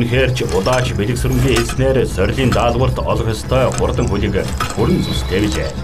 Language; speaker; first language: Mongolian; native; Mongolian